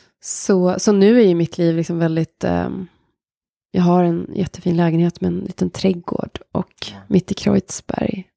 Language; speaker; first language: Swedish; native; Swedish